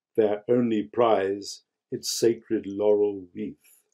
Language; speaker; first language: English; native; English